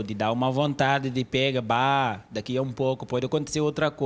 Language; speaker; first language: Portuguese; non-native, learner; Haitian Creole